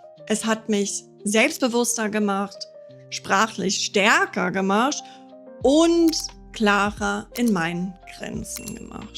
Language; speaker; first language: German; non-native, fluent; English